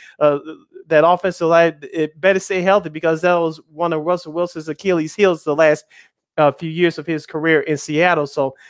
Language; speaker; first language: English; native; English